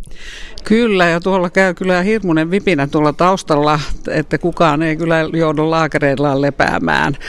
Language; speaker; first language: Finnish; native; Finnish